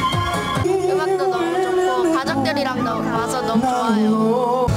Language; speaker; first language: Korean; non-native, learner; Vietnamese